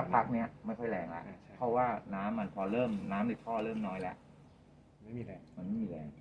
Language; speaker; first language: Thai; native; Thai